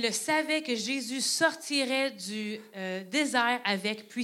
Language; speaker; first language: French; native; French